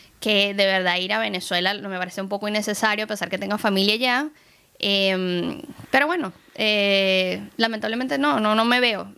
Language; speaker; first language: Spanish; native; Spanish